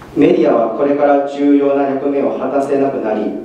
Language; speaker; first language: Japanese; non-native, fluent; Cantonese